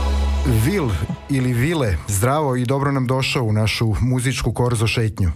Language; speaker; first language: Serbian; native; Serbian